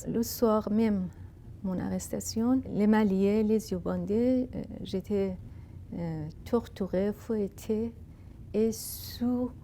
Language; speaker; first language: French; non-native, fluent; Persian